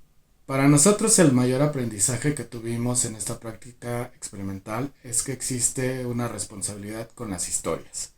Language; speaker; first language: Spanish; native; Spanish